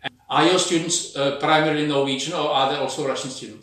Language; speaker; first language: English; non-native, fluent; Czech